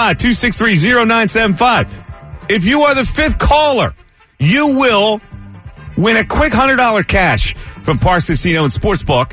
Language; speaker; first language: English; native; English